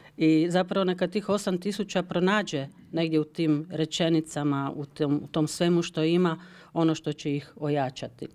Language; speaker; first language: Croatian; early bilingual, heritage; Croatian